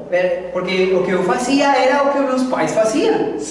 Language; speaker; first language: Portuguese; non-native, fluent; Spanish